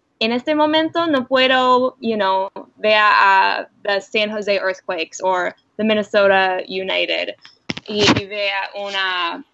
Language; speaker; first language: Spanish; non-native, learner; English